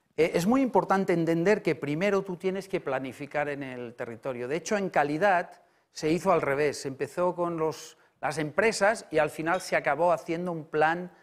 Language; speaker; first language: Spanish; native; Spanish